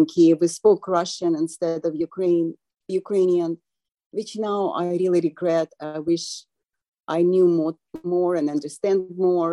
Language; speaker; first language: English; non-native, fluent; Ukrainian